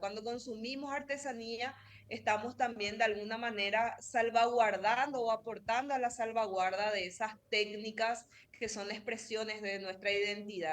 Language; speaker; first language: Spanish; native; Spanish